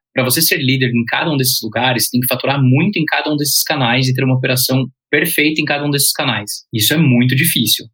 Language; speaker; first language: Portuguese; early bilingual, heritage; Portuguese